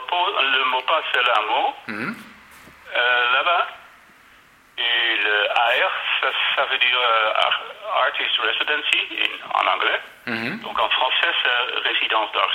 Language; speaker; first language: French; non-native, learner; Dutch